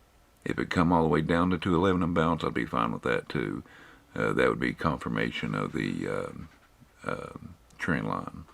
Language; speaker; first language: English; native; English